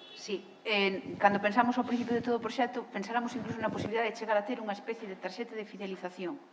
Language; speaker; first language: Galician; native; Galician